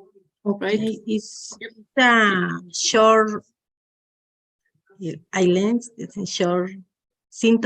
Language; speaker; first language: English; non-native, learner; Spanish